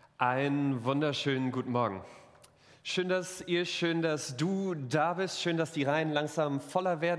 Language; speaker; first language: German; native; German